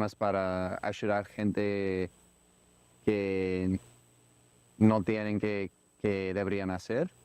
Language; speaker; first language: Spanish; non-native, learner; English